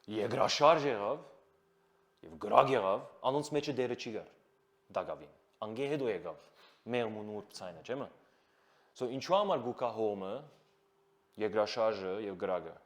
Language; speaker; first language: Armenian; early bilingual, heritage; Armenian